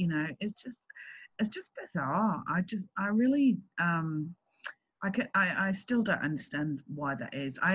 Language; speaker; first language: English; native; English